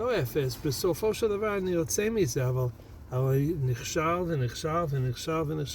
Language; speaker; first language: Hebrew; non-native, fluent; English